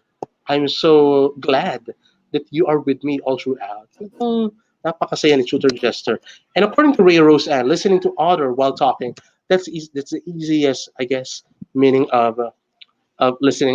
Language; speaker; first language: English; non-native, local second language; Filipino